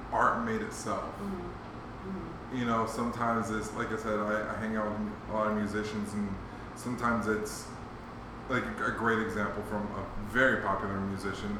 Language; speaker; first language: English; native; English